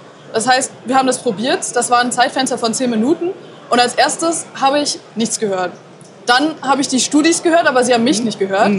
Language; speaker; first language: German; native; German